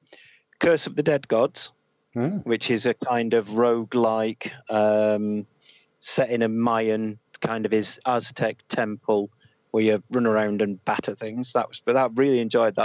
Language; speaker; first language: English; native; English